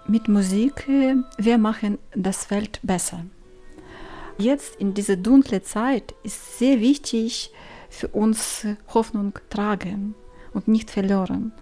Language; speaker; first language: German; non-native, learner; Ukrainian